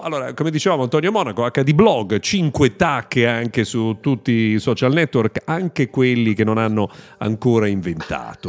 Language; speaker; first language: Italian; native; Italian